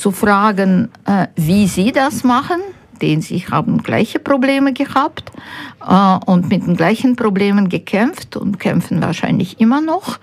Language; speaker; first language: German; non-native, fluent; Ukrainian